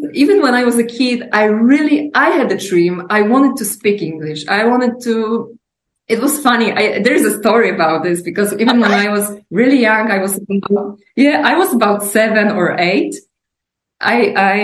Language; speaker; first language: English; non-native, fluent; Polish